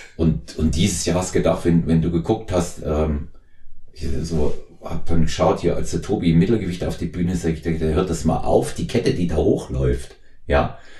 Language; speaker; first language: German; native; German